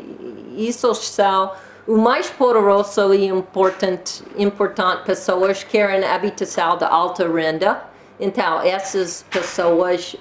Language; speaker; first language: Portuguese; non-native, learner; English